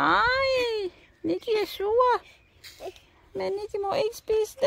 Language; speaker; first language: Danish; non-native, learner; English